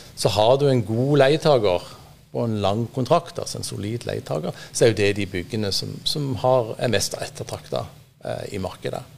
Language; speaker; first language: Norwegian; native; Norwegian